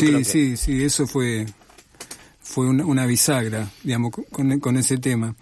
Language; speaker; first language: Spanish; native; Spanish